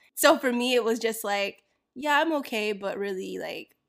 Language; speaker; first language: English; native; English